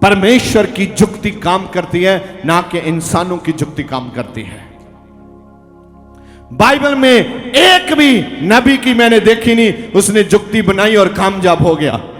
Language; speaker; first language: Hindi; non-native, local second language; Punjabi